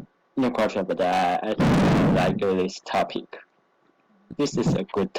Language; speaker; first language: English; non-native, learner; Chinese